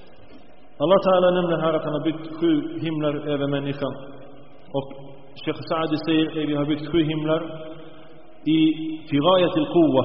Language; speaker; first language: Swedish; early bilingual, other home language; Arabic